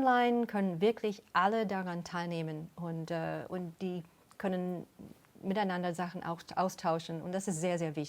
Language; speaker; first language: German; non-native, fluent; English